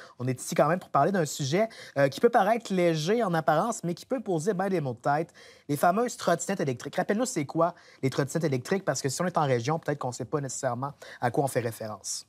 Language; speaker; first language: French; native; French